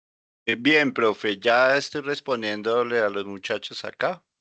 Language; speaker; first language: Spanish; native; Spanish